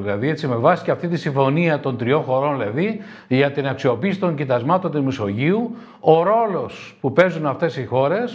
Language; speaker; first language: Greek; native; Greek